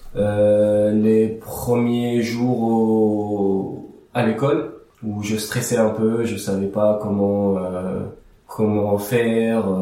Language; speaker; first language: French; early bilingual, other home language; Aramaic